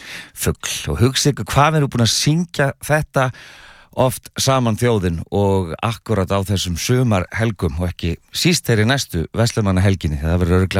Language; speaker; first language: Icelandic; native; Icelandic